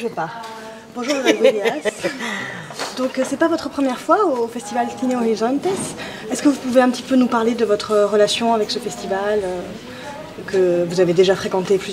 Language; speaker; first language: French; native; French